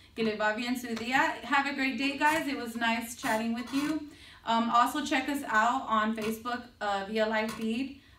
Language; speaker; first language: English; early bilingual, other home language; Spanish